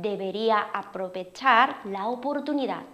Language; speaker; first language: Spanish; non-native, fluent; Korean